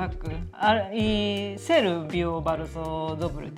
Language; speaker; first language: Polish; non-native, learner; Japanese